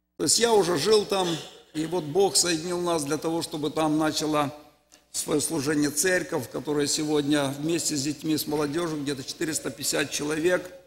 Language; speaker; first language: Russian; native; Russian